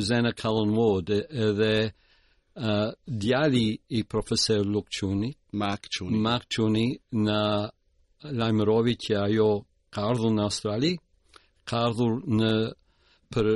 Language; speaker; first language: Albanian; early bilingual, heritage; Albanian